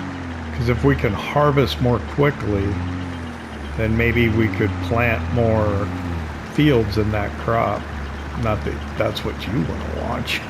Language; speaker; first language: English; native; English